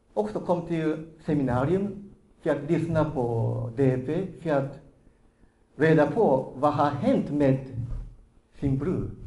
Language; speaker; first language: Swedish; non-native, fluent; Japanese